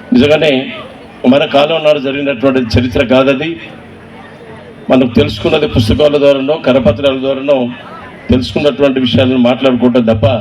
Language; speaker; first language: Telugu; native; Telugu